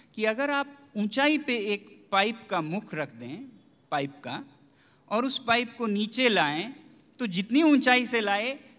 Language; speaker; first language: Hindi; non-native, local second language; Ladakhi